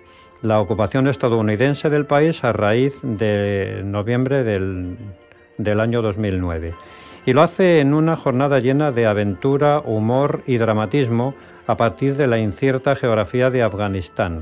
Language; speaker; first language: Spanish; native; Spanish